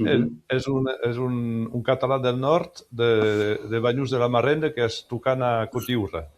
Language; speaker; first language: Catalan; early bilingual, heritage; French